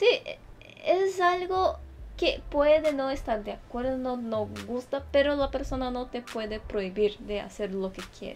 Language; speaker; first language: Spanish; non-native, fluent; Portuguese